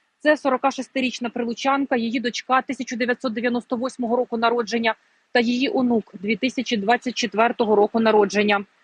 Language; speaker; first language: Ukrainian; native; Ukrainian